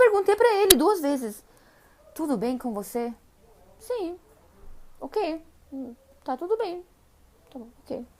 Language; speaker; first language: Portuguese; non-native, fluent; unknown